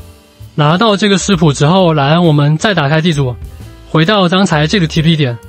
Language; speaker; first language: Chinese; native; Chinese